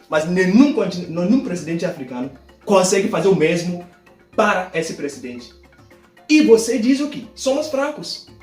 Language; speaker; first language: Portuguese; non-native, fluent; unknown